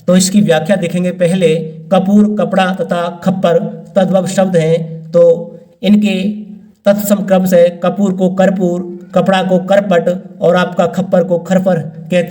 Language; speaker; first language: Hindi; native; Hindi